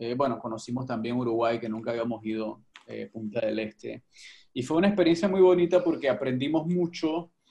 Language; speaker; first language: Spanish; native; Spanish